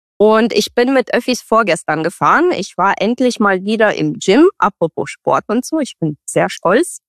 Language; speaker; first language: German; non-native, fluent; Romanian